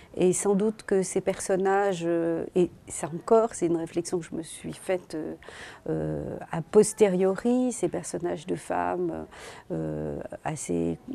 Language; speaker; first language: French; native; French